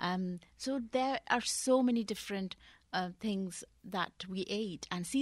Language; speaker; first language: English; non-native, local second language; Punjabi